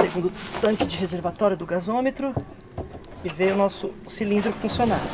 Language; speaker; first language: Portuguese; native; Portuguese